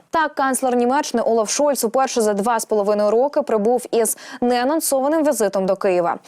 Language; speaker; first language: Ukrainian; native; Ukrainian